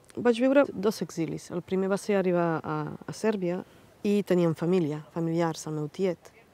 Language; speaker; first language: Catalan; non-native, fluent; Bosnian